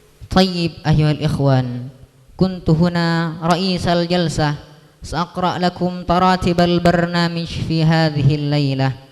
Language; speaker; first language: Arabic; non-native, learner; Indonesian